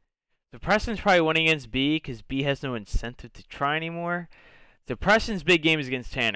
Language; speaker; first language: English; native; English